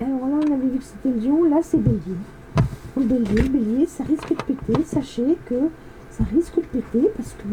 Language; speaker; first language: French; native; French